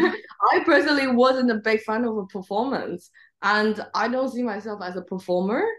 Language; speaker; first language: English; non-native, fluent; Chinese